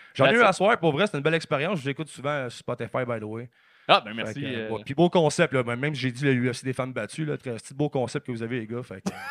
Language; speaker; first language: French; native; French